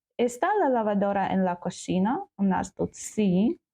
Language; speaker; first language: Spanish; non-native, learner; Ukrainian